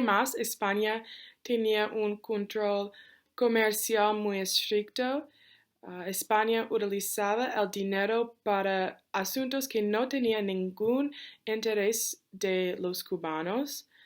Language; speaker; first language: Spanish; non-native, learner; English